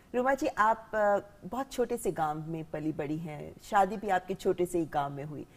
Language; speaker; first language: Hindi; native; Hindi